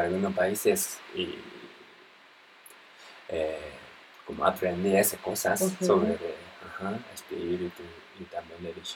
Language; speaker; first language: Spanish; non-native, learner; Japanese